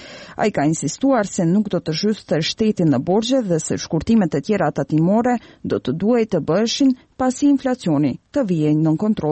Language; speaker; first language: Albanian; native; Albanian